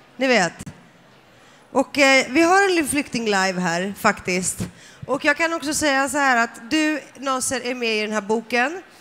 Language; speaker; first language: Swedish; early bilingual, other home language; Greek